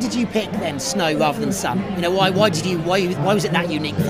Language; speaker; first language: English; native; English